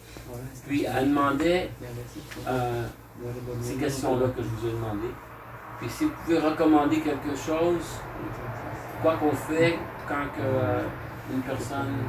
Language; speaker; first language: French; native; French